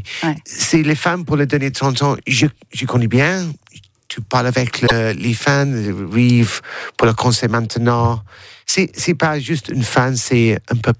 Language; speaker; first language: French; non-native, learner; English